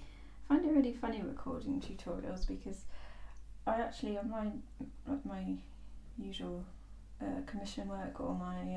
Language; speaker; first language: English; native; English